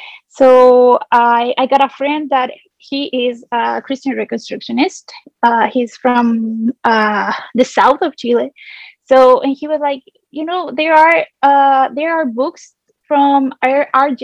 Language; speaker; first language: English; non-native, fluent; Spanish